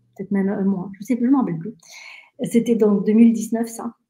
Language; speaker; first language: French; early bilingual, other home language; Spanish